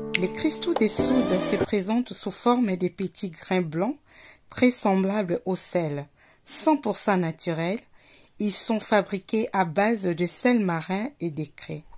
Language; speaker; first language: French; non-native, local second language; Lingala